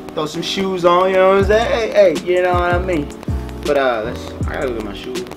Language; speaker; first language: English; native; English